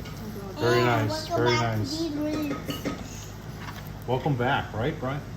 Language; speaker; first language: English; native; English